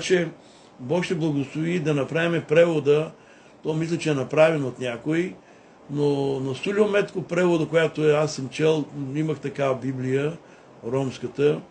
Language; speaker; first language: Bulgarian; non-native, local second language; Romany